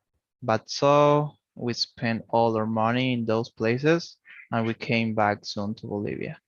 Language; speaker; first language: English; non-native, learner; Spanish